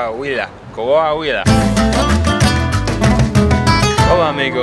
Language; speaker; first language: Spanish; non-native, learner; English